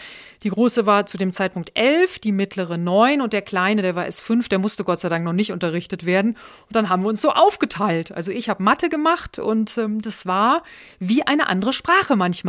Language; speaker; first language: German; native; German